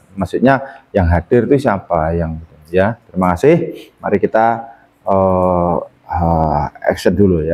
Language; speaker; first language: Indonesian; native; Indonesian